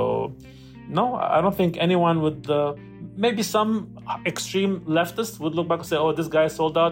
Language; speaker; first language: English; non-native, fluent; Arabic